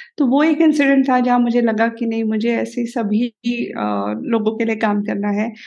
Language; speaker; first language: Hindi; native; Hindi